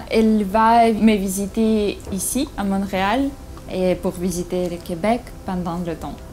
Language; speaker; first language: French; non-native, learner; Russian